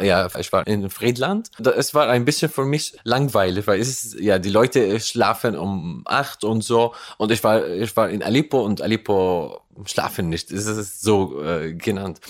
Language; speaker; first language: German; non-native, learner; Arabic